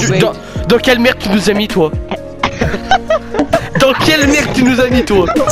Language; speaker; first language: French; native; French